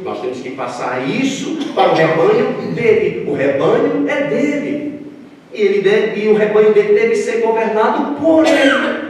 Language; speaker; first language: Portuguese; native; Portuguese